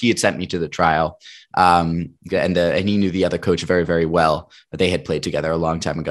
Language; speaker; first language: English; native; English